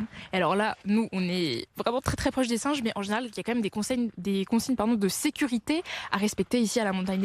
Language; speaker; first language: French; native; French